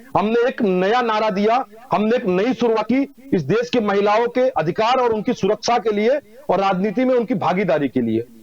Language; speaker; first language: Hindi; native; Hindi